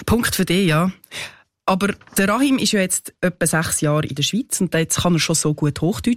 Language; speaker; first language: German; native; German